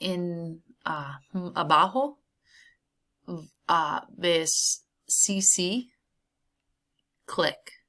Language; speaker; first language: Spanish; non-native, learner; English